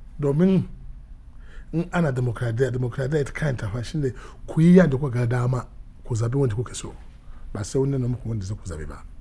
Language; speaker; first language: Hausa; non-native, local second language; Igbo